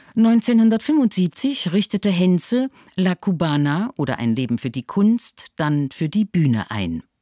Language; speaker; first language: German; native; German